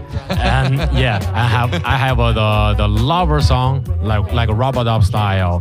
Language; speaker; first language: English; non-native, learner; Chinese